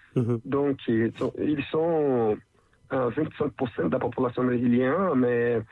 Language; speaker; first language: French; non-native, learner; Portuguese